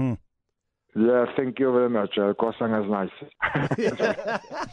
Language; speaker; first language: English; non-native, learner; French